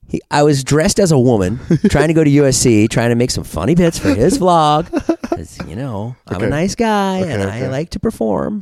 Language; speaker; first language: English; native; English